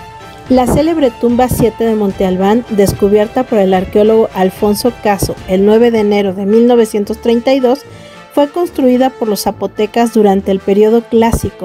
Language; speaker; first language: Spanish; native; Spanish